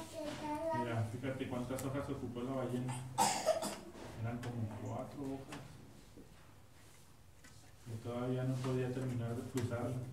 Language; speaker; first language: Spanish; native; Spanish